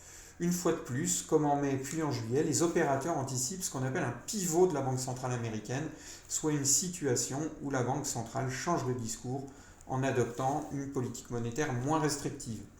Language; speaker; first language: French; native; French